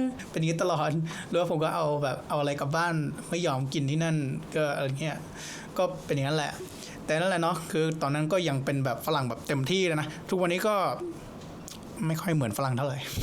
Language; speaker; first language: Thai; non-native, fluent; English